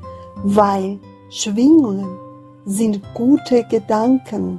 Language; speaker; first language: German; non-native, fluent; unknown